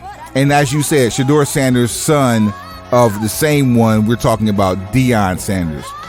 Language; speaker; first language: English; native; English